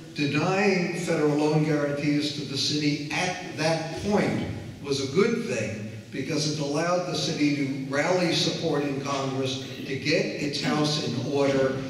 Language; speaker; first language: English; native; English